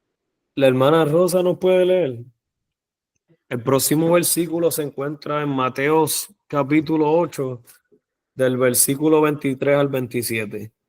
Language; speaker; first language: Spanish; native; Spanish